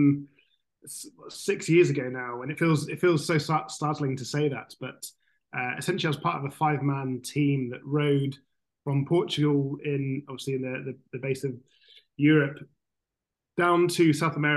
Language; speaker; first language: English; native; English